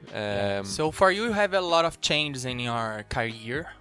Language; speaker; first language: English; non-native, learner; Portuguese